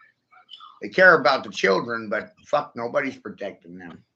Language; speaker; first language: English; native; English